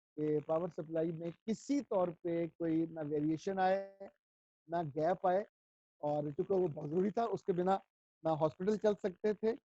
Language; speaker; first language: Urdu; non-native, local second language; Punjabi